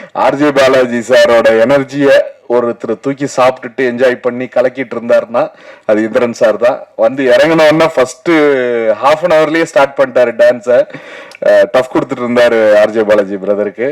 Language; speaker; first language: Tamil; native; Tamil